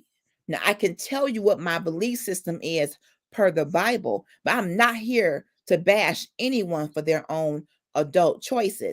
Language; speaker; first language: English; native; English